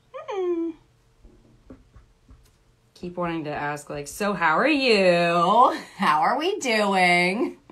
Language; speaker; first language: English; native; English